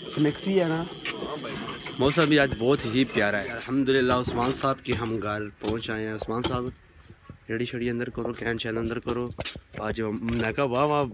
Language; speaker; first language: Urdu; non-native, local second language; Punjabi